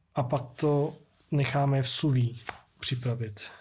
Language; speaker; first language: Czech; early bilingual, other home language; Vietnamese